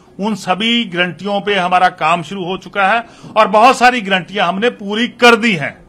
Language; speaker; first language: Hindi; non-native, local second language; Punjabi